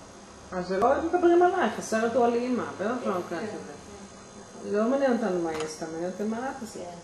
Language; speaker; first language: Hebrew; native; Hebrew